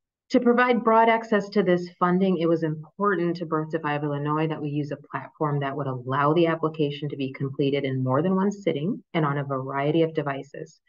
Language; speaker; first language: English; native; English